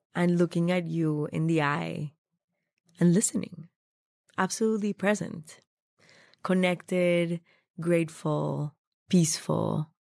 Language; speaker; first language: English; non-native, fluent; Spanish